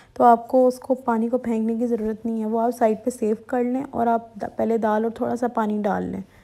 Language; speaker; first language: Urdu; non-native, local second language; Punjabi